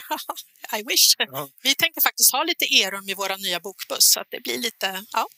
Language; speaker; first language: Swedish; native; Swedish